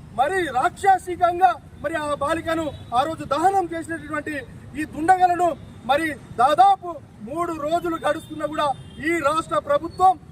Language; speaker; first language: Telugu; non-native, local second language; Lambadi